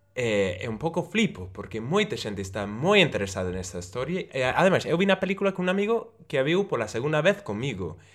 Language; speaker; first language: Galician; non-native, local second language; Spanish